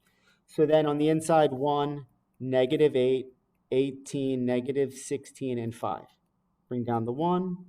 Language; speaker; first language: English; native; English